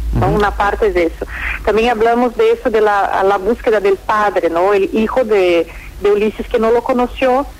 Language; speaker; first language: Spanish; non-native, fluent; Portuguese